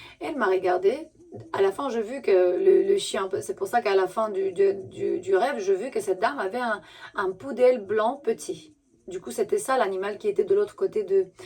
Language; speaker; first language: French; non-native, fluent; Romanian